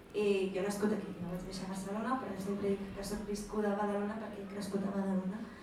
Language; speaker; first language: Catalan; early bilingual, other home language; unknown